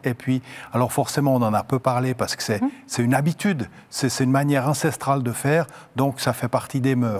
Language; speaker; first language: French; native; French